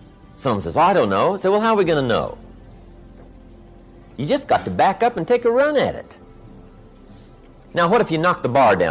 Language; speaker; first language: English; native; English